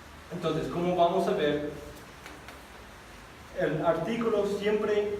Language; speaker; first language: Spanish; non-native, fluent; English